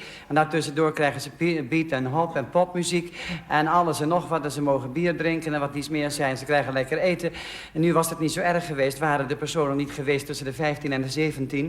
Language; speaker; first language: Dutch; native; Dutch